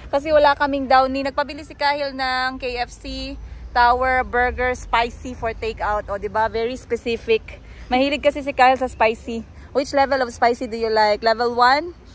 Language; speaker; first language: Filipino; native; Filipino